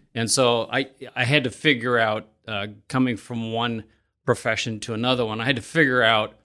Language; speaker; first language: English; native; English